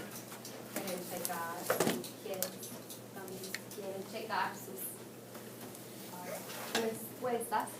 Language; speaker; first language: Spanish; non-native, fluent; English